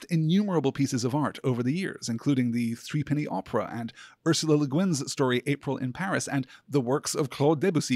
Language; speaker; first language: English; native; English